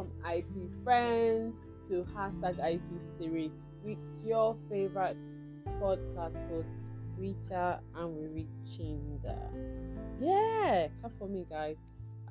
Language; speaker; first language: English; non-native, local second language; Igbo